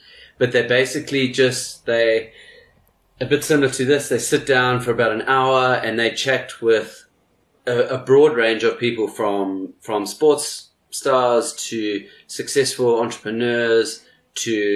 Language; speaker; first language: English; native; English